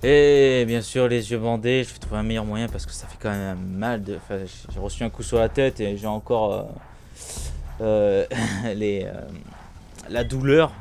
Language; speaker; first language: French; native; French